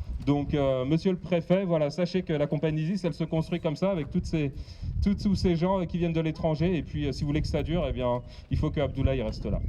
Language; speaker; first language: French; native; French